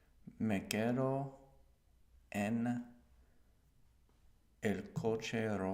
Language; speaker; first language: Spanish; non-native, learner; English